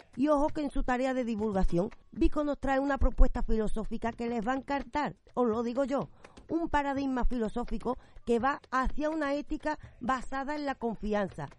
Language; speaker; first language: Spanish; native; Spanish